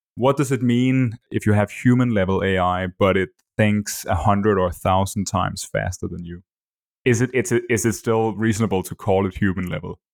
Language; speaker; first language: English; non-native, fluent; Danish